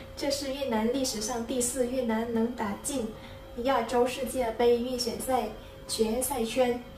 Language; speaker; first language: Chinese; non-native, fluent; Vietnamese